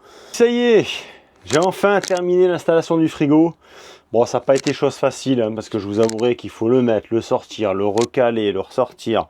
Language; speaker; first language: French; native; French